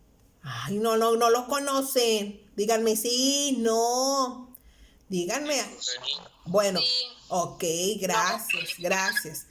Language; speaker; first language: Spanish; native; Spanish